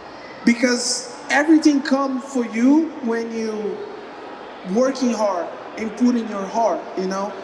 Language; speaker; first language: English; non-native, learner; Portuguese